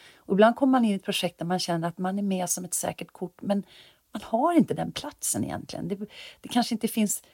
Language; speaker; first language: Swedish; native; Swedish